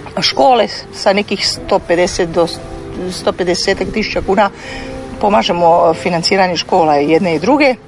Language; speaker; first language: Croatian; native; Croatian